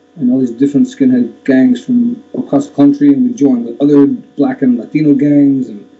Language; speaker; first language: English; native; English